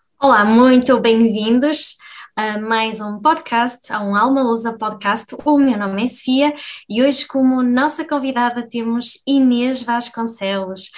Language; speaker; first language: Portuguese; native; Portuguese